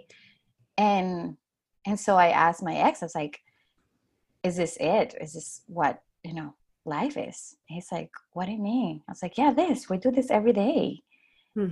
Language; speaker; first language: English; non-native, fluent; Spanish